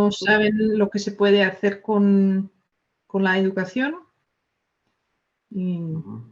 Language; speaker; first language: Spanish; non-native, fluent; Dutch